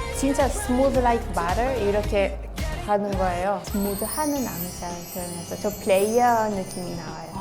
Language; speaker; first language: Korean; non-native, learner; Hebrew